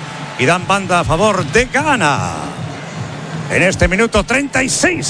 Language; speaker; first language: Spanish; native; Spanish